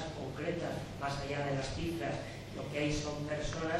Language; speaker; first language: Spanish; native; Spanish